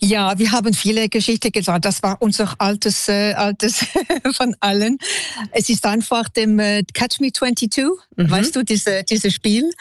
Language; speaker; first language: German; non-native, local second language; French